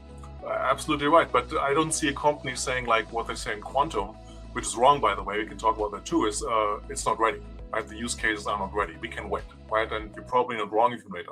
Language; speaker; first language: English; non-native, fluent; German